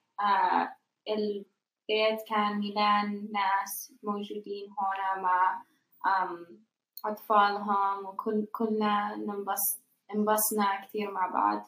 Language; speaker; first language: Arabic; non-native, learner; English